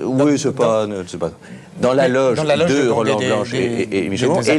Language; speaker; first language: French; native; French